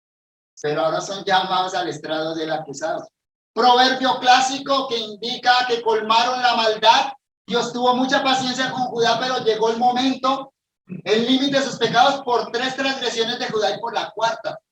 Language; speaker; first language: Spanish; native; Spanish